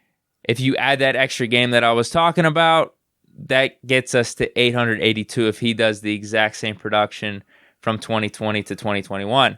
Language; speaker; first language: English; native; English